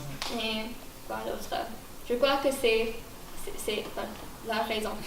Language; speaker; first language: French; non-native, learner; English